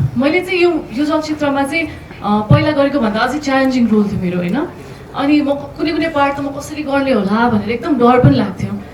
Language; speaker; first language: Nepali; early bilingual, heritage; Nepali